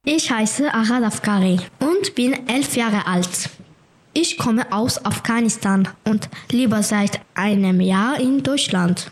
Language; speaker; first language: German; non-native, learner; Persian